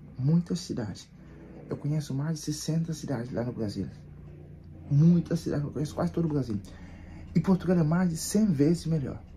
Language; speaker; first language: Portuguese; non-native, local second language; Kabuverdianu